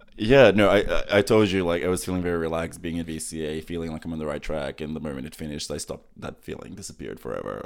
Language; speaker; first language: English; early bilingual, other home language; Macedonian